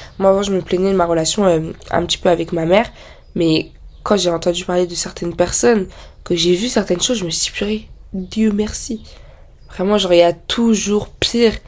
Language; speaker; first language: French; native; French